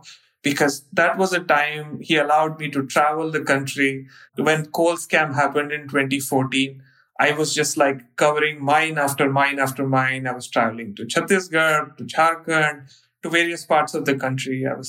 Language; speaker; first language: English; non-native, local second language; Hindi